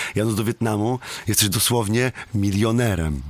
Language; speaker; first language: Polish; native; Polish